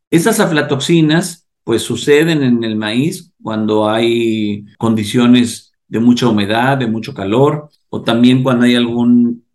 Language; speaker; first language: Spanish; native; Spanish